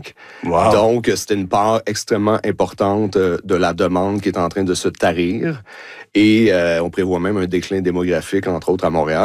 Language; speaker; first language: French; native; French